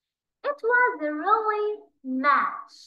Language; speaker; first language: English; non-native, fluent; Arabic